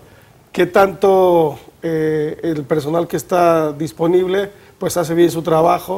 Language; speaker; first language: Spanish; native; Spanish